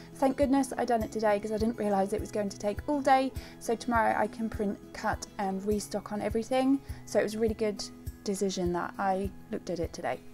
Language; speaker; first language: English; native; English